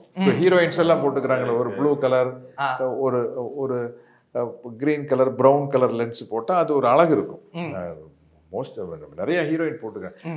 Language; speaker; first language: Tamil; native; Tamil